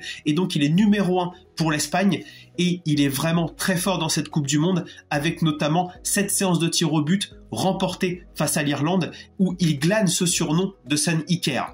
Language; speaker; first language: French; native; French